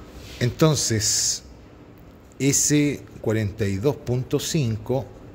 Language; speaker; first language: Spanish; native; Spanish